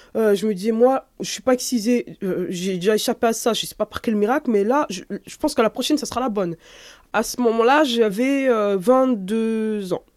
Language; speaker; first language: French; native; French